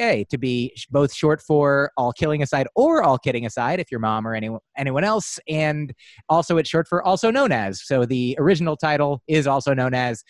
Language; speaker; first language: English; native; English